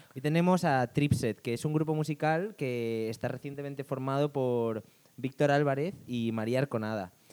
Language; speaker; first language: Spanish; native; Spanish